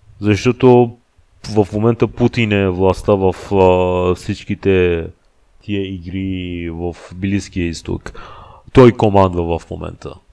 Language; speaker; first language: Bulgarian; non-native, fluent; Persian